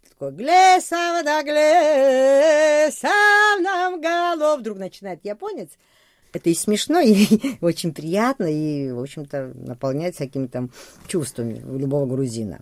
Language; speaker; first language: Russian; non-native, local second language; Georgian